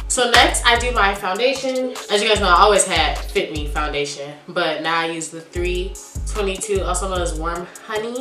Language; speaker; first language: English; native; English